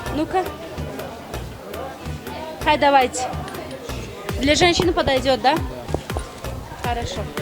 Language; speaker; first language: Russian; non-native, local second language; Tajik